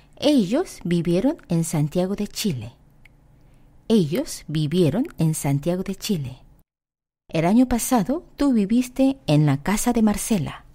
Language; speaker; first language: Spanish; non-native, fluent; Korean